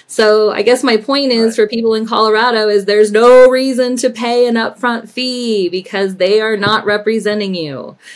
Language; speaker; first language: English; native; English